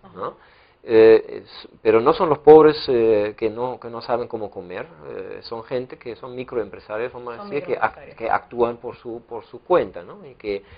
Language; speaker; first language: Spanish; non-native, fluent; German